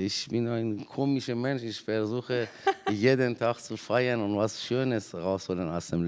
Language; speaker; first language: German; non-native, fluent; Persian